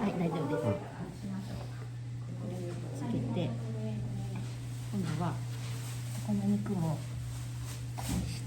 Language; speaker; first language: Japanese; native; Japanese